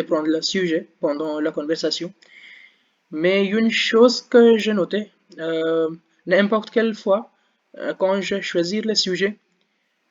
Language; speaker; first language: French; non-native, learner; Hindi